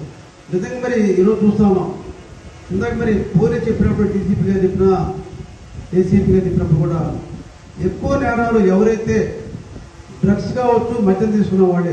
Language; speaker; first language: Telugu; native; Telugu